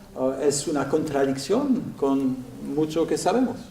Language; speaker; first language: Spanish; non-native, learner; French